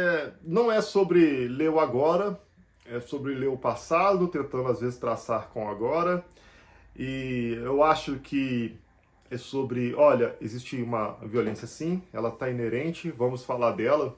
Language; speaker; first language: Portuguese; native; Portuguese